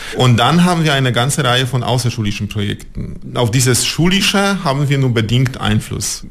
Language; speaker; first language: German; non-native, local second language; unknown